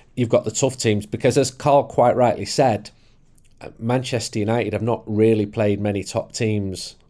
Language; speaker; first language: English; native; English